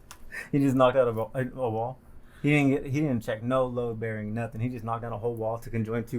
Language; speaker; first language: English; native; English